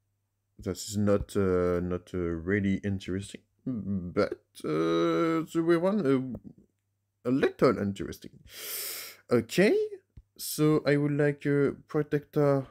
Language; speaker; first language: English; non-native, learner; French